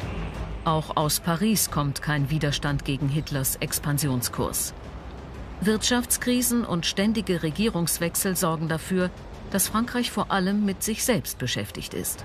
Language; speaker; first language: German; native; German